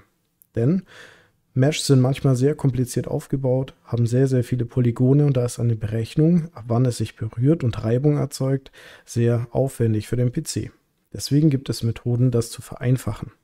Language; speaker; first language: German; native; German